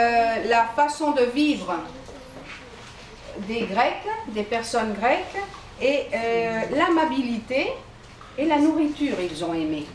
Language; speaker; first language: French; non-native, fluent; Spanish